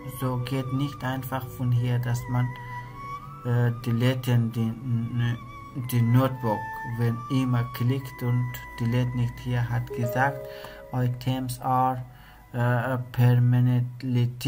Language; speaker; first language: German; non-native, learner; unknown